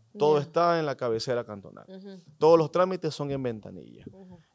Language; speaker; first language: Spanish; native; Spanish